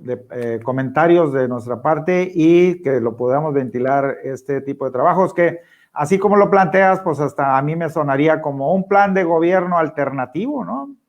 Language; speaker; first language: Spanish; native; Spanish